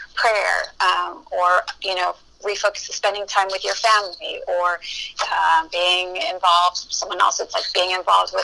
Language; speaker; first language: English; early bilingual, other home language; Spanish